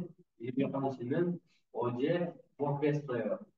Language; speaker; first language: Korean; non-native, learner; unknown